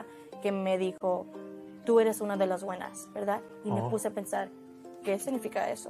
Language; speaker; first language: Spanish; early bilingual, heritage; Spanish